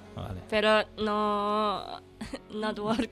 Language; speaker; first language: Catalan; non-native, learner; Indonesian